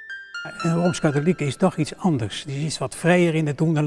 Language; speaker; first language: Dutch; native; Dutch